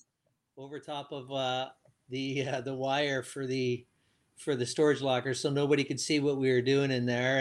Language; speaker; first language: English; native; English